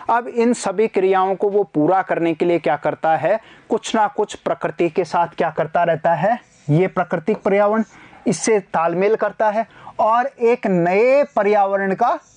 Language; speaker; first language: Hindi; native; Hindi